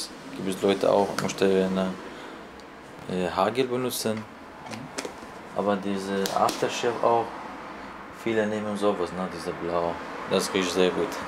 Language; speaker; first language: German; non-native, learner; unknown